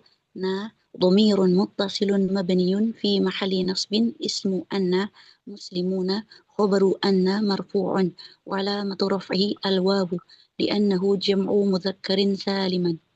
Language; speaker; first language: Arabic; non-native, learner; Indonesian